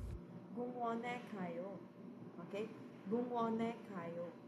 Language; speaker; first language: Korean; non-native, fluent; Cebuano